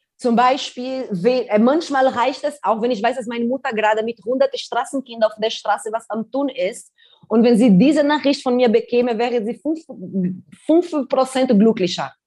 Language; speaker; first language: German; non-native, fluent; Portuguese